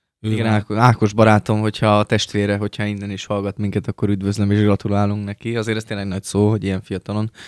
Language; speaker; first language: Hungarian; native; Hungarian